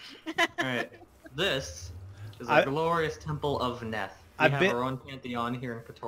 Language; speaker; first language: English; native; English